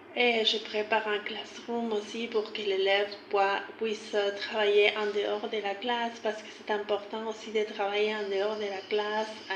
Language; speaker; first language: French; non-native, fluent; Spanish